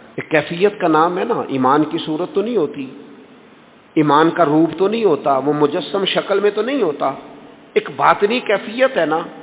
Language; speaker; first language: Urdu; non-native, local second language; Punjabi